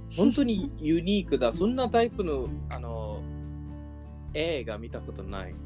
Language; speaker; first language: Japanese; non-native, learner; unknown